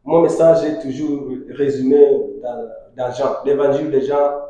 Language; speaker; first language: French; non-native, local second language; Swahili